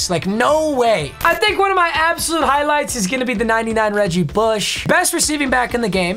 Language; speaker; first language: English; native; English